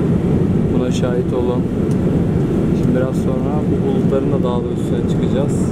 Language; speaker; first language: Turkish; native; Turkish